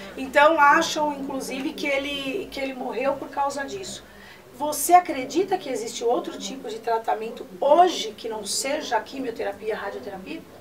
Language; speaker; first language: Portuguese; native; Portuguese